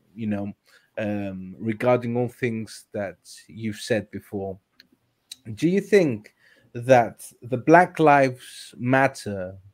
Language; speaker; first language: English; non-native, fluent; Greek